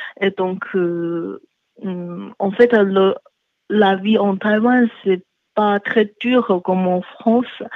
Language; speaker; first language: French; non-native, learner; Chinese